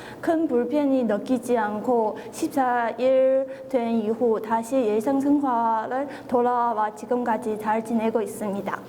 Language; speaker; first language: Korean; non-native, fluent; Chinese